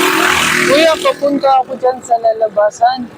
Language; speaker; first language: Filipino; non-native, learner; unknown